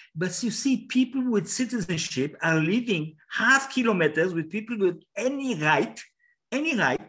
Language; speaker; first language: English; non-native, fluent; Hebrew